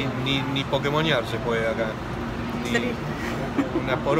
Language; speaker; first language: Spanish; native; Spanish